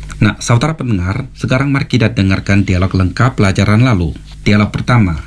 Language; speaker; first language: Malay; non-native, fluent; Chinese